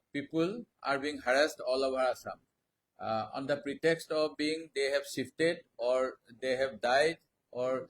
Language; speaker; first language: English; non-native, local second language; Assamese